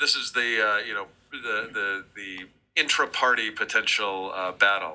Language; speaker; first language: English; native; English